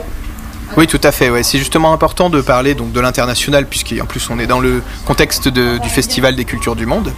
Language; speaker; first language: French; native; French